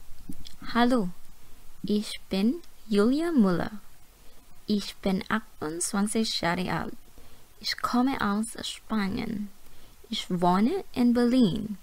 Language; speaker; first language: German; non-native, fluent; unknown